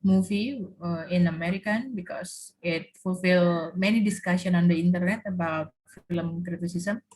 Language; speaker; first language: English; non-native, learner; Indonesian